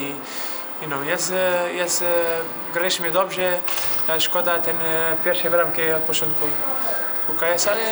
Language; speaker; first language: Polish; non-native, learner; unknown